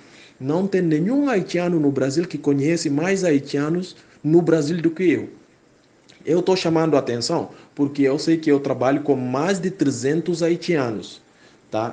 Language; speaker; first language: Portuguese; non-native, fluent; Haitian Creole